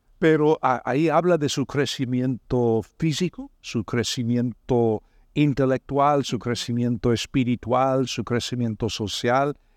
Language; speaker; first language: Spanish; non-native, fluent; English